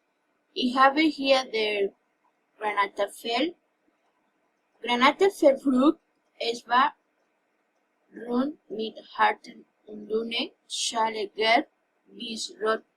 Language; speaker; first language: German; non-native, learner; Spanish